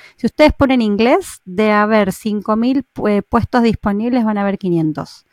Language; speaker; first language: Spanish; native; Spanish